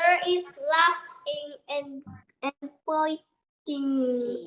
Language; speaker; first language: English; non-native, learner; Vietnamese